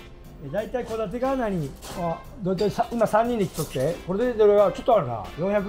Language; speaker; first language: Japanese; native; Japanese